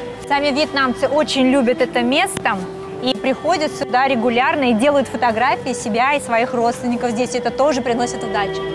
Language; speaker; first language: Russian; native; Russian